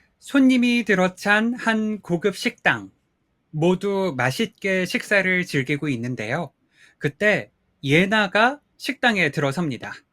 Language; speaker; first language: Korean; native; Korean